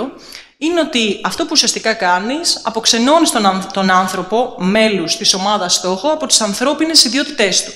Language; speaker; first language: Greek; native; Greek